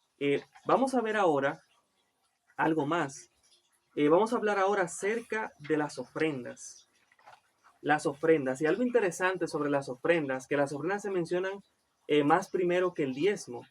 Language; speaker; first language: Spanish; native; Spanish